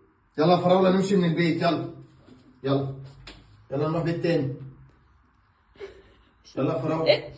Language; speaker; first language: Arabic; native; Arabic